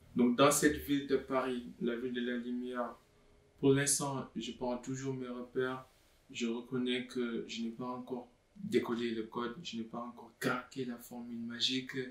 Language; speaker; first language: French; non-native, local second language; Wolof